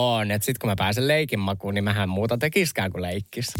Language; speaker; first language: Finnish; native; Finnish